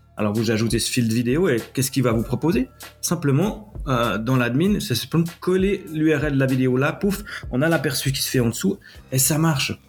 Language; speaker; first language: French; native; French